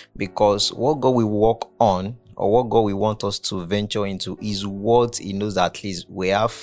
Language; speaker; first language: English; non-native, local second language; Yoruba